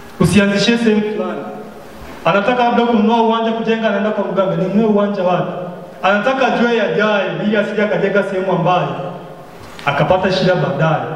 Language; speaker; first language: Swahili; native; Swahili